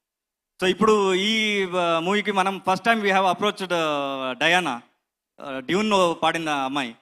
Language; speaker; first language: Telugu; non-native, learner; Kannada